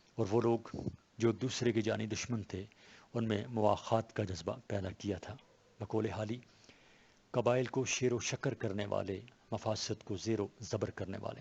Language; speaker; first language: Urdu; non-native, local second language; Pashto